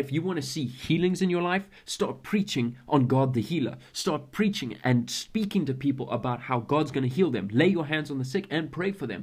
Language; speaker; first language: English; native; English